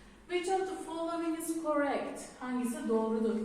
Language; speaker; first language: English; non-native, fluent; Turkish